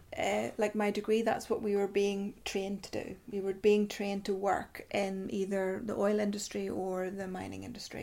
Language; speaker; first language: English; native; English